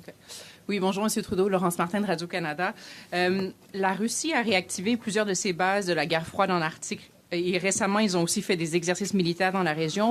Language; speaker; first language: French; native; French